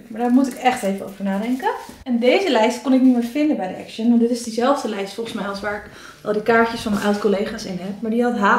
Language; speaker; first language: Dutch; native; Dutch